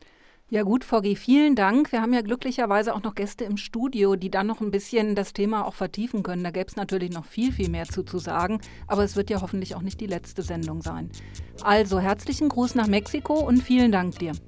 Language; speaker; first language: German; native; German